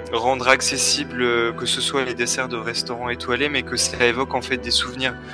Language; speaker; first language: French; native; French